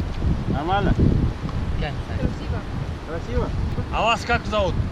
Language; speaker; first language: Russian; non-native, local second language; Kyrgyz